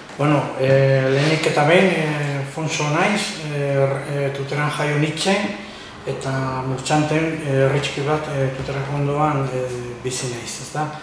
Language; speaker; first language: Basque; non-native, local second language; Spanish